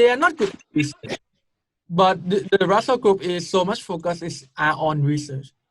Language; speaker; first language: English; non-native, fluent; Thai